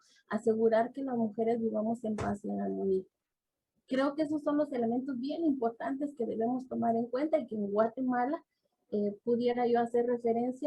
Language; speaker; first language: Spanish; native; Spanish